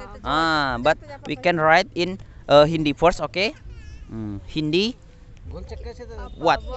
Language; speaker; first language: English; non-native, learner; Indonesian